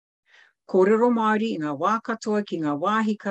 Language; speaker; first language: Māori; non-native, local second language; English